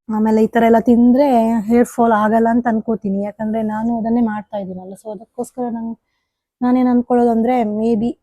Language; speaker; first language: Kannada; non-native, local second language; Tulu